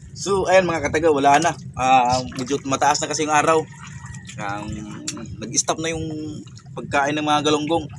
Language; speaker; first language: Filipino; non-native, local second language; Cebuano